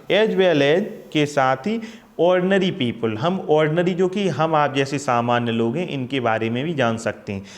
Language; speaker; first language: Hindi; native; Hindi